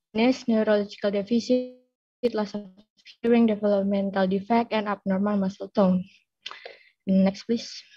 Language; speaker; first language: English; non-native, fluent; Indonesian